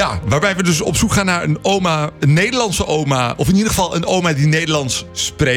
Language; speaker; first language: Dutch; native; Dutch